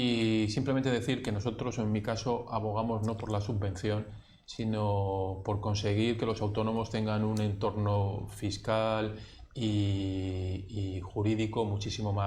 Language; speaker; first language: Spanish; native; Spanish